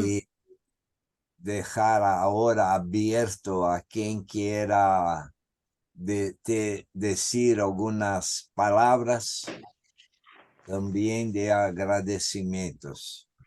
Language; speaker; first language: Spanish; non-native, learner; Portuguese